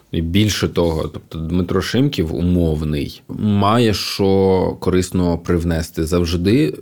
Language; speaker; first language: Ukrainian; non-native, local second language; Russian